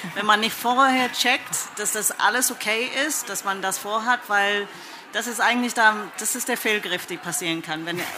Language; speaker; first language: German; non-native, fluent; English